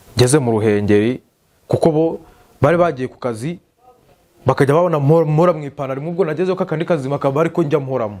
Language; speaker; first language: Kinyarwanda; native; Kinyarwanda